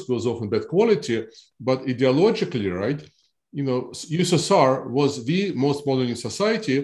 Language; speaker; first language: English; non-native, fluent; Russian